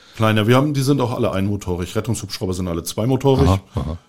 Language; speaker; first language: German; native; German